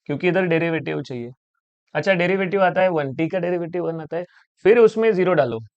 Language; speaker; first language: Hindi; non-native, local second language; Marathi